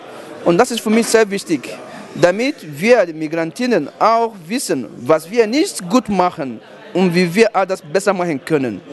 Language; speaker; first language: German; non-native, fluent; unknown